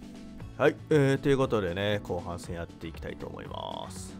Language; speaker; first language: Japanese; native; Japanese